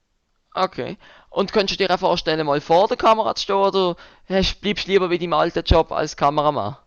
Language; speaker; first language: German; native; German